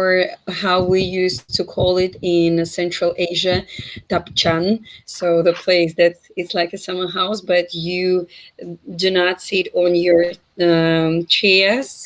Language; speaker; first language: English; non-native, fluent; Russian